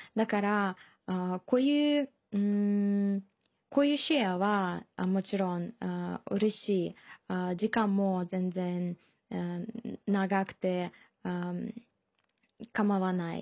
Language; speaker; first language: Japanese; non-native, learner; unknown